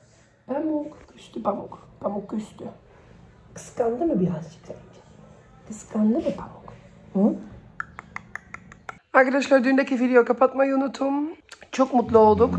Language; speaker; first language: Turkish; early bilingual, heritage; Turkish